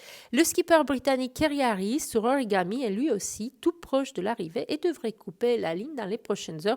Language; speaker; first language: French; native; French